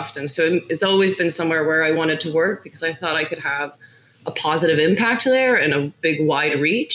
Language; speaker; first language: English; native; English